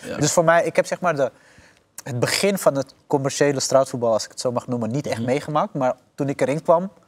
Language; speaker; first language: Dutch; native; Dutch